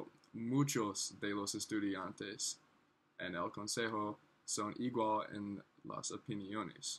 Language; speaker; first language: Spanish; non-native, learner; English